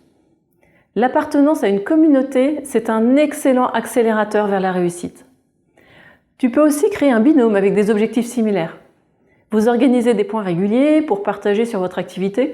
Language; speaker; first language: French; native; French